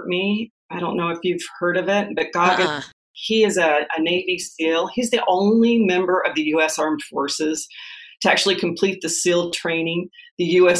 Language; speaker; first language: English; native; English